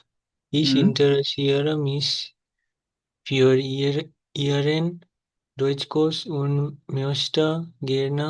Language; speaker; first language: German; non-native, learner; Nepali